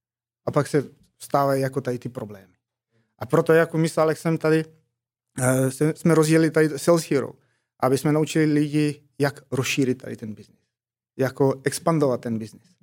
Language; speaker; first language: Czech; non-native, fluent; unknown